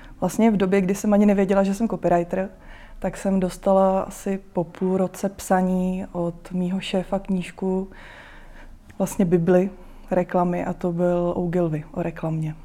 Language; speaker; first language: Czech; native; Czech